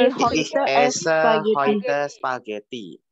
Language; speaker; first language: German; non-native, learner; Indonesian